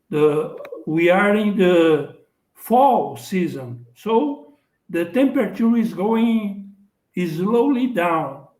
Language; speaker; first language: English; non-native, learner; Portuguese